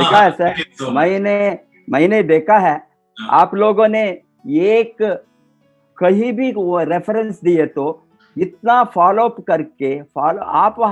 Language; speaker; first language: Hindi; non-native, local second language; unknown